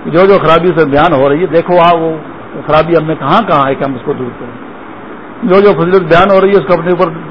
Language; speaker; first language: Urdu; non-native, local second language; Pashto